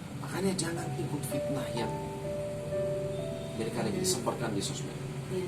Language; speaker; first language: Indonesian; non-native, fluent; Arabic